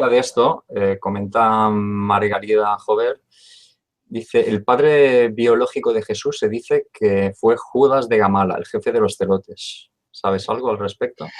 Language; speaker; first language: Spanish; native; Spanish